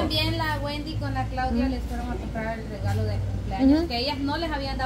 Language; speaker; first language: Spanish; native; Spanish